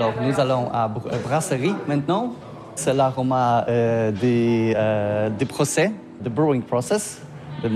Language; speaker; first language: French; non-native, learner; Polish